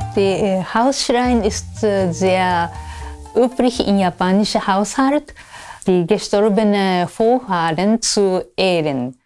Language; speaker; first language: German; non-native, fluent; Japanese